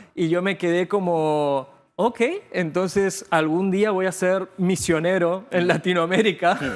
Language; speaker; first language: Spanish; early bilingual, other home language; Bulgarian